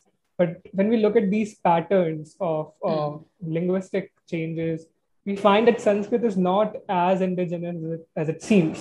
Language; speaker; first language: English; non-native, local second language; Hindi